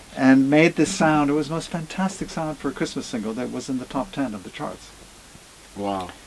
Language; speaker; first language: English; native; English